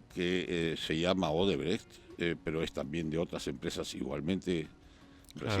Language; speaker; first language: Spanish; native; Spanish